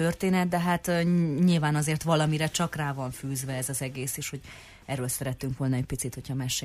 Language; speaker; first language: Hungarian; native; Hungarian